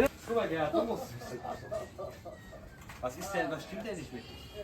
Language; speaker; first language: German; native; German